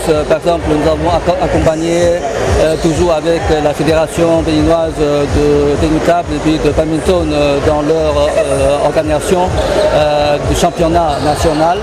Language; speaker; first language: French; non-native, fluent; Chinese